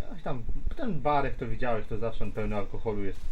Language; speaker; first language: Polish; native; Polish